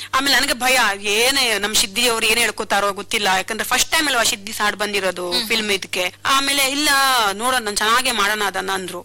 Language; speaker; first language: Kannada; non-native, local second language; Konkani